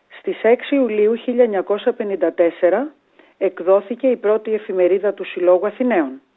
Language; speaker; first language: Greek; native; Greek